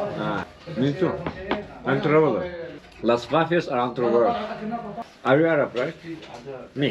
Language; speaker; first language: English; non-native, learner; Turkish